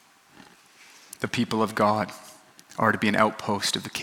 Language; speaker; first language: English; native; English